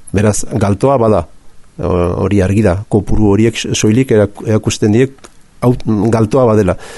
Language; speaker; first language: Basque; native; Basque